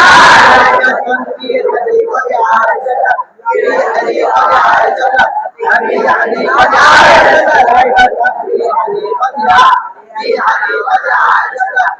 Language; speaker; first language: Arabic; non-native, learner; Bangla